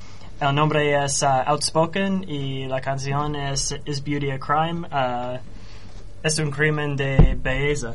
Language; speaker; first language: Spanish; non-native, learner; English